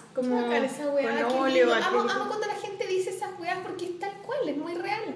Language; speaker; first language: Spanish; native; Spanish